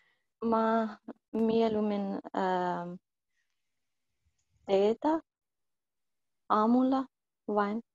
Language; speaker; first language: Finnish; non-native, learner; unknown